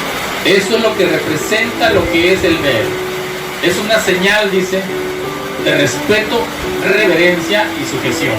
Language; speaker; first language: Spanish; native; Spanish